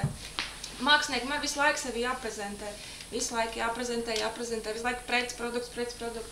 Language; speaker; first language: Latvian; native; Latvian